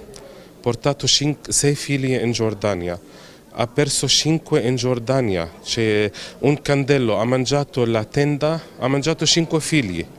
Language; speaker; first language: Italian; non-native, fluent; Arabic